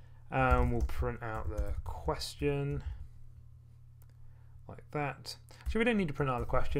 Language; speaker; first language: English; native; English